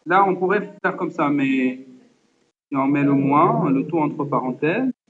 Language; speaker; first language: French; non-native, local second language; Arabic